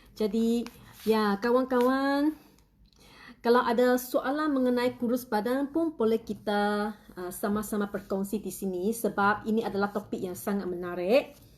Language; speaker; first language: Malay; non-native, local second language; Chinese